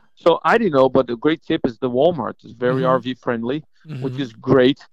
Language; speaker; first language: English; non-native, fluent; Portuguese